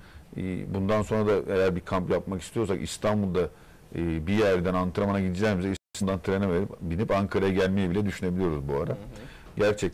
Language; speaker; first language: Turkish; native; Turkish